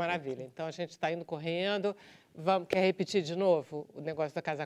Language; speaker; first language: Portuguese; native; Portuguese